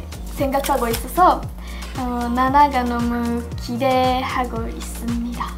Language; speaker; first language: Korean; non-native, fluent; Japanese